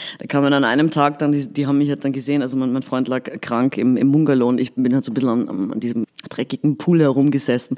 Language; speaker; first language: German; native; German